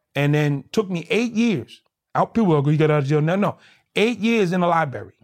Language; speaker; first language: English; native; English